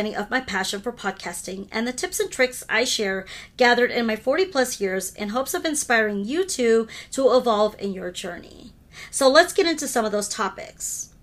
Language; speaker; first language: English; early bilingual, other home language; Hindi